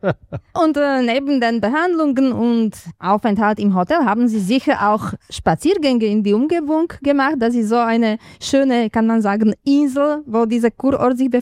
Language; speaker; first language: German; native; German